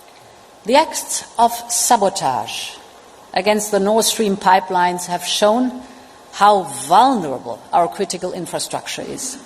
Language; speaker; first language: English; non-native, fluent; German